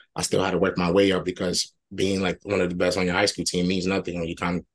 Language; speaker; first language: English; early bilingual, other home language; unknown